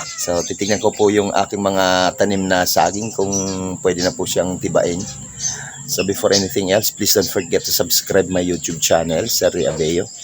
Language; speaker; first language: Filipino; native; Filipino